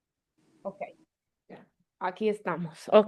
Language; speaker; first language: Spanish; non-native, learner; Italian